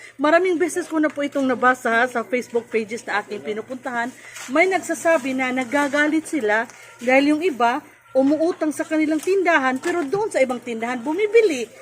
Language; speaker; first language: Filipino; native; Filipino